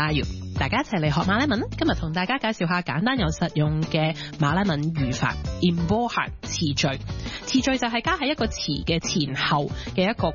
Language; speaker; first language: Cantonese; early bilingual, heritage; Cantonese